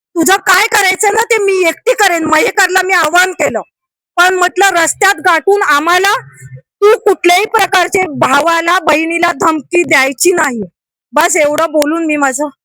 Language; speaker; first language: Marathi; native; Marathi